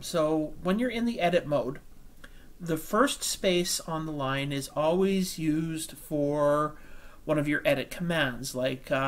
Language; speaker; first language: English; native; English